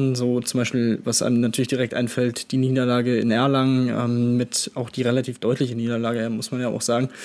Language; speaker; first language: German; native; German